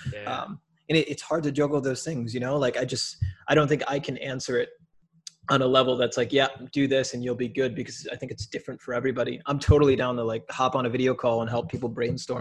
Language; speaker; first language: English; native; English